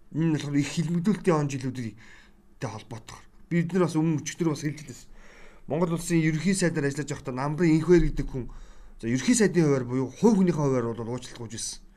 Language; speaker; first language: Mongolian; native; Mongolian